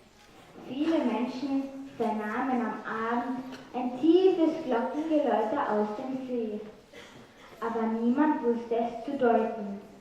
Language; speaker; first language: German; native; German